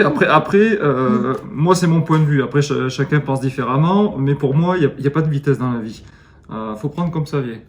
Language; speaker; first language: French; native; French